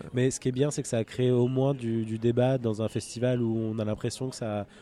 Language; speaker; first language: French; native; French